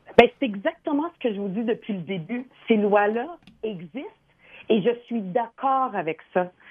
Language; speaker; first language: French; early bilingual, other home language; Arabic